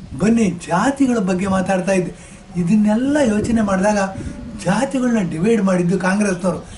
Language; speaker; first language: Kannada; native; Kannada